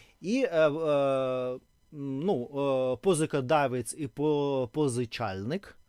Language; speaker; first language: Ukrainian; non-native, learner; Russian